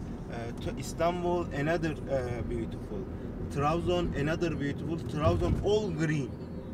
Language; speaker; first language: English; non-native, learner; Turkish